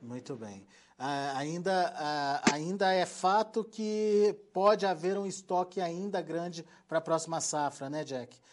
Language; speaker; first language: Portuguese; native; Portuguese